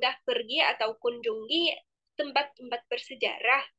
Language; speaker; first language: Indonesian; non-native, fluent; Arabic